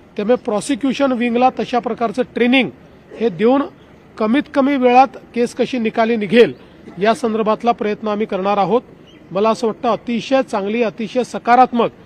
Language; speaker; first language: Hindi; non-native, local second language; Marathi